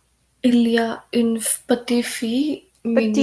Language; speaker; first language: French; non-native, learner; Hindi